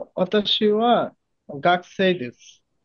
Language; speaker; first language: Japanese; non-native, learner; Bangla